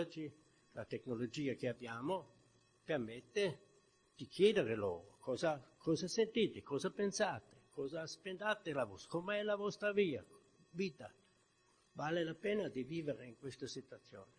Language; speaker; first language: Italian; non-native, fluent; German